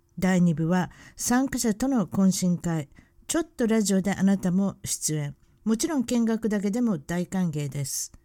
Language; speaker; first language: Japanese; native; Japanese